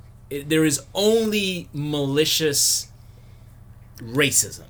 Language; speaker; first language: English; non-native, local second language; Spanish